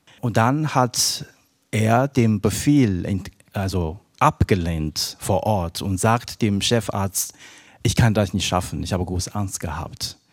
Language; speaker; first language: German; non-native, fluent; Chinese